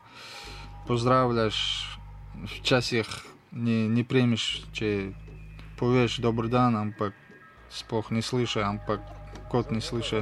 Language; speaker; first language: Slovenian; non-native, learner; Russian